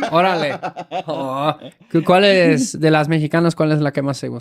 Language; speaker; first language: Spanish; non-native, fluent; German